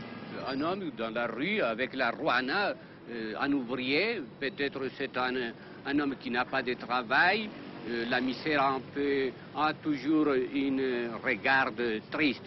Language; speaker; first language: French; non-native, fluent; Spanish